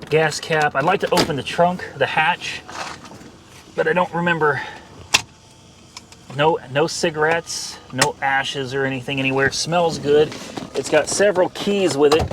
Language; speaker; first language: English; native; English